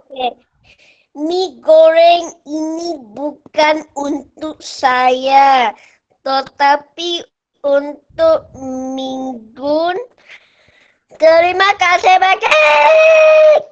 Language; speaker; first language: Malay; non-native, learner; Chinese